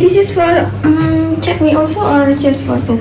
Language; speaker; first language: English; non-native, learner; Indonesian